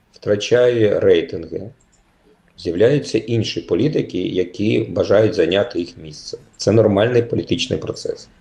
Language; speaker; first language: Ukrainian; native; Ukrainian